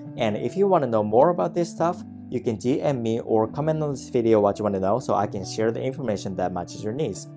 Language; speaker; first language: English; non-native, fluent; Japanese